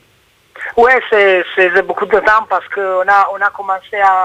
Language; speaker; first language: French; non-native, learner; Italian